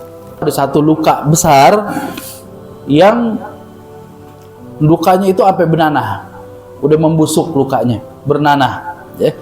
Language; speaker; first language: Indonesian; native; Indonesian